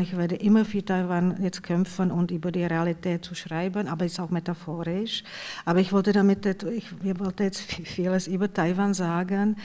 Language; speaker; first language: German; non-native, fluent; Czech